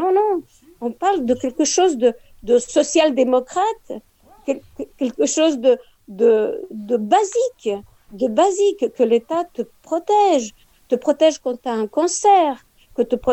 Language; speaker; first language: French; non-native, fluent; Spanish